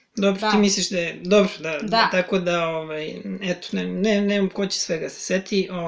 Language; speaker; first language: Serbian; native; Serbian